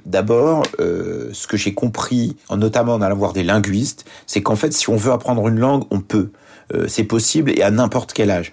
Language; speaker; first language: French; early bilingual, other home language; Arabic